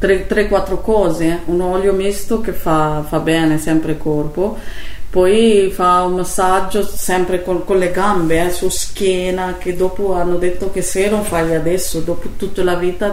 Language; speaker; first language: Italian; non-native, learner; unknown